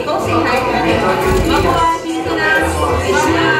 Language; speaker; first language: Filipino; native; Filipino